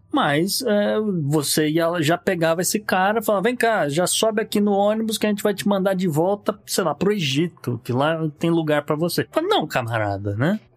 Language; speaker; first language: Portuguese; native; Portuguese